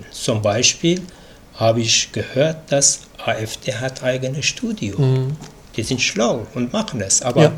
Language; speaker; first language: German; non-native, fluent; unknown